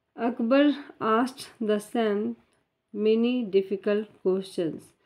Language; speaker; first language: Hindi; native; Hindi